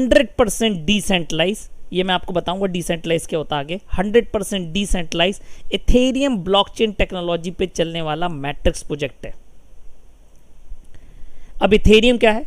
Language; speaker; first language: Hindi; native; Hindi